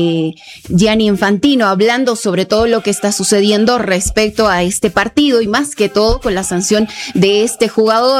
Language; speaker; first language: Spanish; native; Spanish